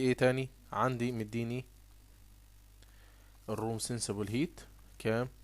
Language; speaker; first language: Arabic; native; Arabic